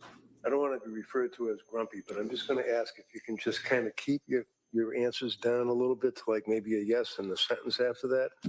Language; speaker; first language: English; native; English